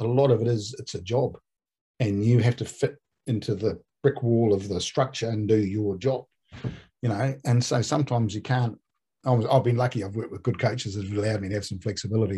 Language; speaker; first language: English; native; English